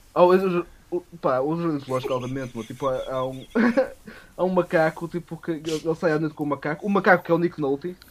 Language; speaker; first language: Portuguese; native; Portuguese